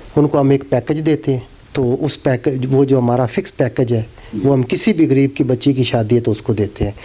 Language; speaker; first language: Urdu; non-native, local second language; Punjabi